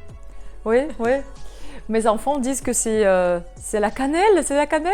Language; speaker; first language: French; non-native, fluent; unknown